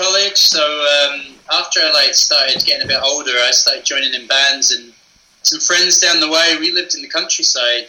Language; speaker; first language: English; native; English